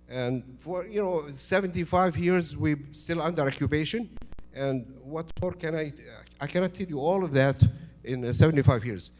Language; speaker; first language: English; non-native, fluent; Arabic